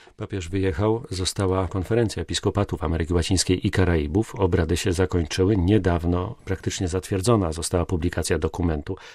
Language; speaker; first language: Polish; native; Polish